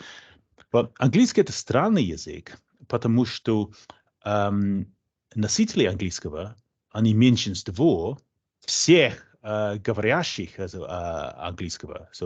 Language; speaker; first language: Russian; non-native, fluent; English